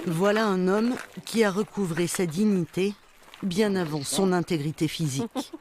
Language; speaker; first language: French; native; French